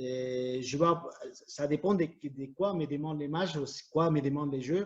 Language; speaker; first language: French; non-native, fluent; Spanish